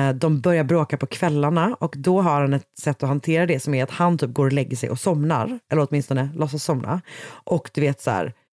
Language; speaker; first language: Swedish; native; Swedish